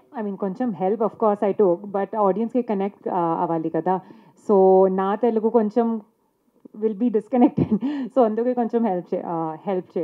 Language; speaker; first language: Telugu; non-native, local second language; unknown